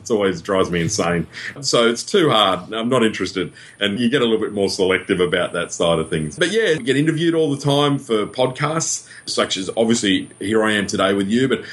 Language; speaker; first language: English; native; English